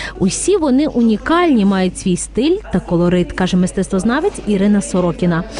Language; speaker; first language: Ukrainian; native; Ukrainian